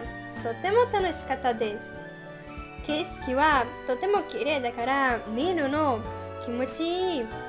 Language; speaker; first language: Japanese; non-native, learner; Portuguese